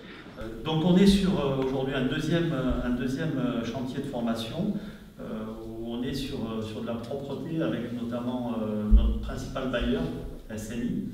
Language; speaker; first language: French; native; French